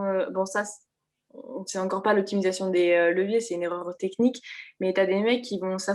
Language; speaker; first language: French; native; French